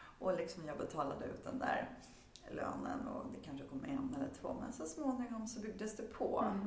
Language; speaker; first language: Swedish; early bilingual, heritage; Swedish